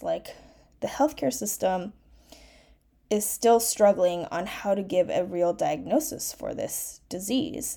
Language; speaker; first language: English; early bilingual, other home language; Chinese